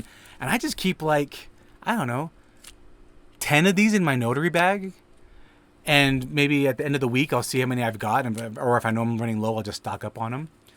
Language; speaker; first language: English; native; English